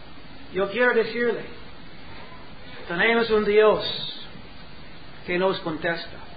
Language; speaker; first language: Spanish; non-native, learner; English